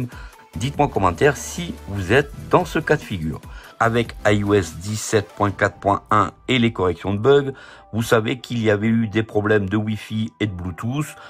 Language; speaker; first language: French; native; French